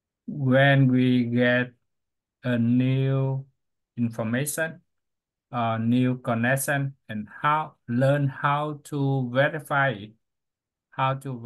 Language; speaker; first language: English; non-native, learner; Vietnamese